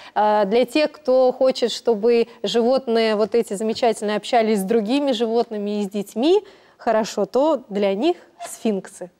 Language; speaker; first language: Russian; native; Russian